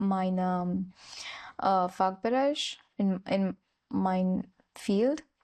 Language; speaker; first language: German; non-native, learner; Marathi